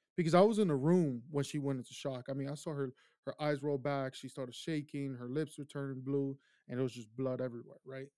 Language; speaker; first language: English; early bilingual, other home language; Spanish